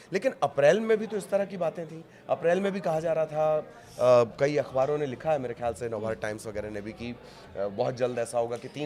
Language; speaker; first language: Hindi; native; Hindi